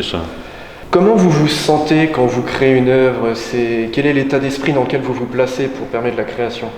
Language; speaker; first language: French; native; French